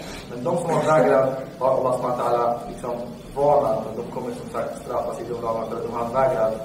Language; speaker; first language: Swedish; non-native, fluent; Arabic